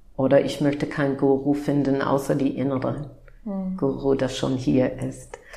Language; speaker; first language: German; non-native, fluent; English